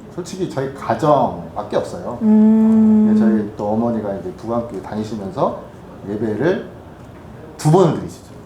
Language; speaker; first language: Korean; native; Korean